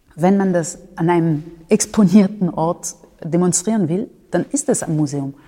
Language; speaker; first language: German; non-native, fluent; French